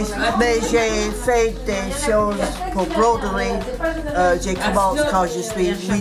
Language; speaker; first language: French; non-native, learner; English